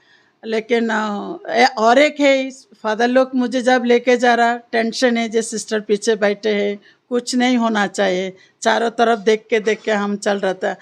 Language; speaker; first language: Hindi; non-native, local second language; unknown